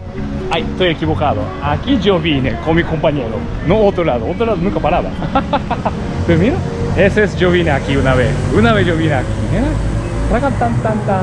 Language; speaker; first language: Spanish; non-native, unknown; Japanese